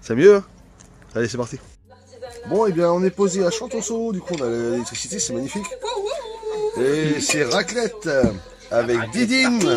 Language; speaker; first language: French; native; French